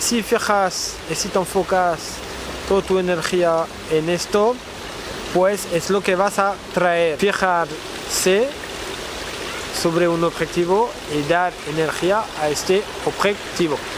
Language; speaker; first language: Spanish; non-native, fluent; French